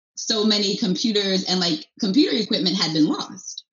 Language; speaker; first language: English; early bilingual, other home language; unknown